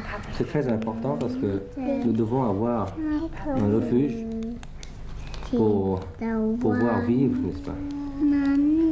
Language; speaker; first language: French; early bilingual, other home language; Thai